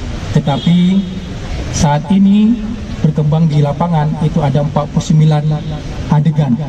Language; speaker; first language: Indonesian; native; Indonesian